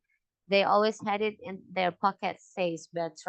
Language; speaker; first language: English; non-native, local second language; Indonesian